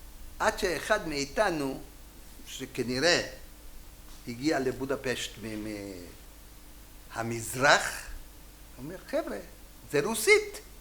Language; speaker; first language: Hebrew; non-native, fluent; Hungarian